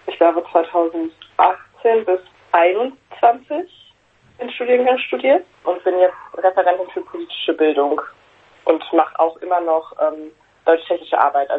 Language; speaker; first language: German; native; German